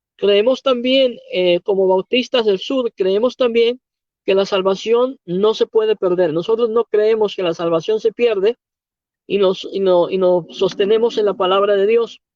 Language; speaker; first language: Spanish; native; Spanish